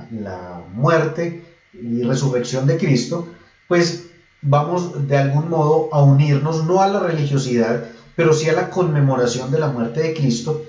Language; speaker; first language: Spanish; native; Spanish